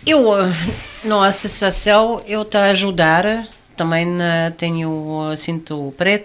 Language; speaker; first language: Portuguese; non-native, learner; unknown